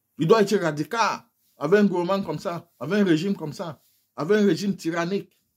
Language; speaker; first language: French; non-native, local second language; English